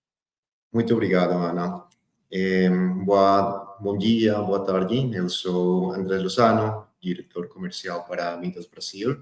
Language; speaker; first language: Portuguese; non-native, fluent; Spanish